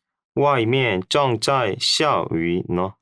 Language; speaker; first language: Chinese; non-native, learner; Korean